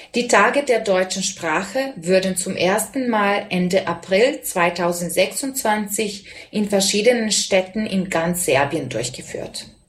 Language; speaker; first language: German; non-native, fluent; Serbian